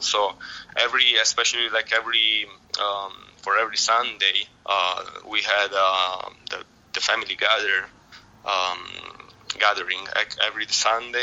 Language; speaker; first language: English; non-native, fluent; Italian